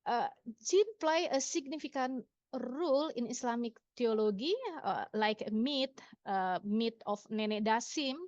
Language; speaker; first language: English; non-native, local second language; Indonesian